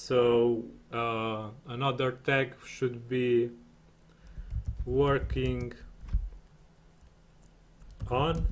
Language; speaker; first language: English; non-native, fluent; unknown